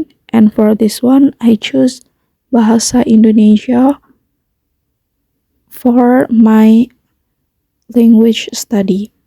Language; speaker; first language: English; non-native, fluent; Indonesian